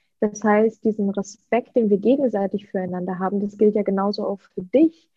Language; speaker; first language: German; early bilingual, other home language; Russian